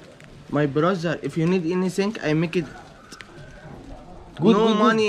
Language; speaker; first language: English; non-native, learner; Arabic